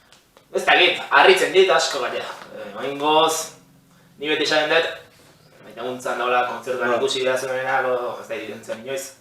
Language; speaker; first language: Basque; native; Basque